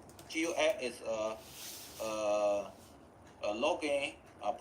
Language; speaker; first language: English; non-native, learner; Chinese